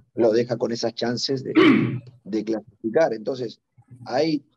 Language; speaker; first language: Spanish; native; Spanish